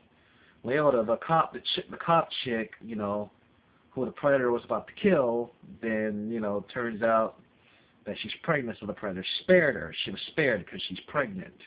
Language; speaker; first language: English; native; English